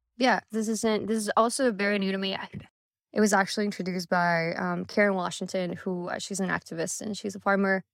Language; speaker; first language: English; early bilingual, other home language; Spanish